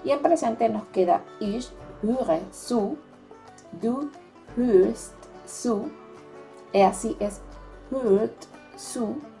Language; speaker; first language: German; non-native, fluent; Spanish